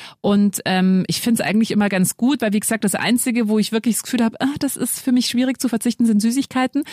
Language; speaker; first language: German; native; German